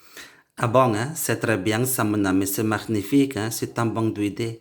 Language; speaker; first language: French; non-native, learner; Indonesian